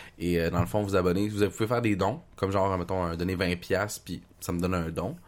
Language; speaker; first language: French; native; French